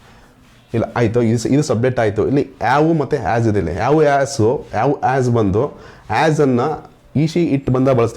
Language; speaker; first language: Kannada; native; Kannada